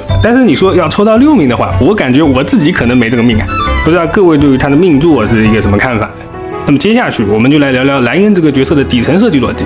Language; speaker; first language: Chinese; native; Chinese